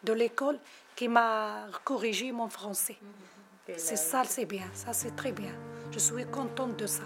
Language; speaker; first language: French; non-native, learner; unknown